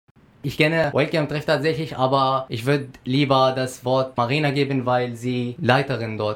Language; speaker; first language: German; non-native, fluent; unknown